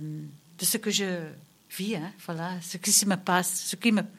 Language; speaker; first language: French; non-native, local second language; Dutch